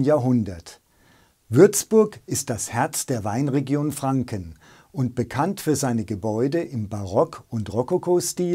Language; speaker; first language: German; native; German